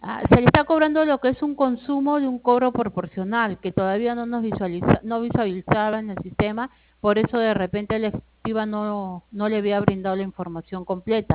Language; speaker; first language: Spanish; native; Spanish